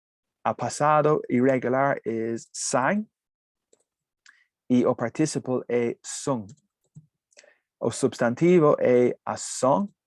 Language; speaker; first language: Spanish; non-native, fluent; English